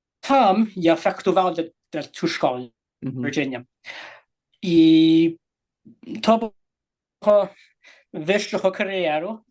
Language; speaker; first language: Polish; early bilingual, heritage; English